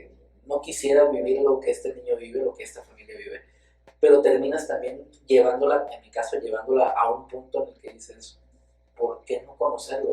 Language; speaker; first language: Spanish; native; Spanish